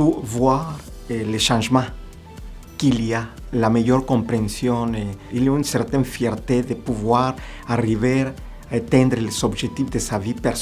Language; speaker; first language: French; non-native, learner; Spanish